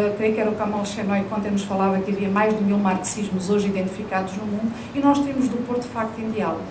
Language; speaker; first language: Portuguese; native; Portuguese